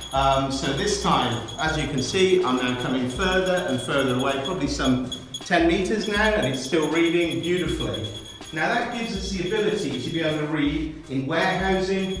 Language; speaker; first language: English; native; English